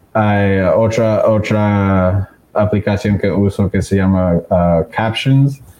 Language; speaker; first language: Spanish; early bilingual, other home language; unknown